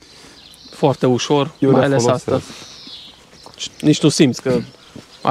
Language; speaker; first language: Romanian; non-native, local second language; Hungarian